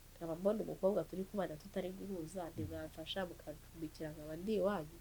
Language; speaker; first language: Kinyarwanda; native; Kinyarwanda